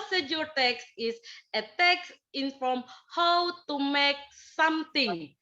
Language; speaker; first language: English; non-native, learner; Indonesian